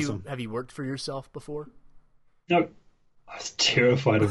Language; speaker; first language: English; native; English